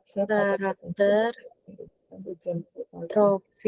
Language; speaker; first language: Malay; non-native, local second language; Javanese